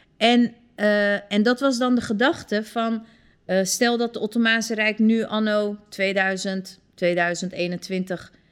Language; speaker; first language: Dutch; early bilingual, other home language; Turkish